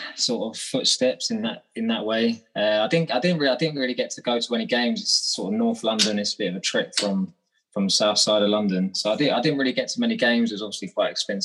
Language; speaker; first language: English; native; English